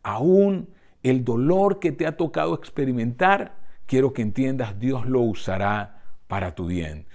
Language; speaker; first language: Spanish; native; Spanish